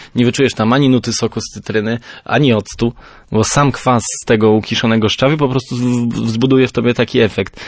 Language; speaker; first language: Polish; native; Polish